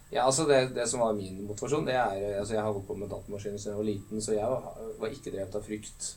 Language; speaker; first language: Norwegian; native; Norwegian